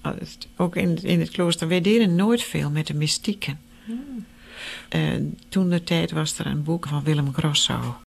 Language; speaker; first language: Dutch; native; Dutch